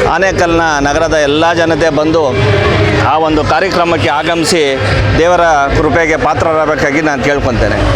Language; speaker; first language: Kannada; native; Kannada